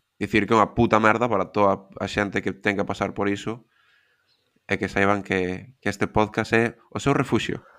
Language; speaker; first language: Galician; non-native, local second language; Spanish